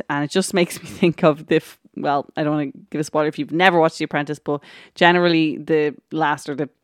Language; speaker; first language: English; native; English